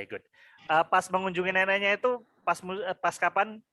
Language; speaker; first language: Indonesian; native; Indonesian